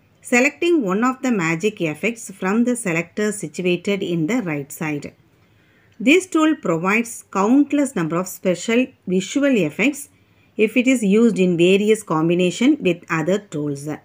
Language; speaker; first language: English; non-native, local second language; Tamil